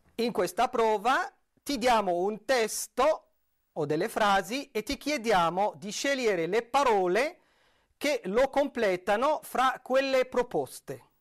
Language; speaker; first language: Italian; non-native, fluent; Arabic